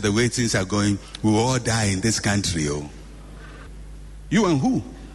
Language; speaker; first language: English; non-native, local second language; Akan